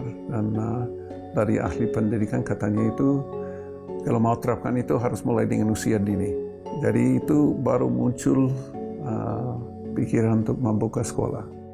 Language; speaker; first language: Indonesian; non-native, fluent; English